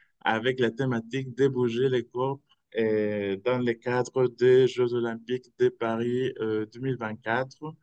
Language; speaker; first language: French; non-native, fluent; Spanish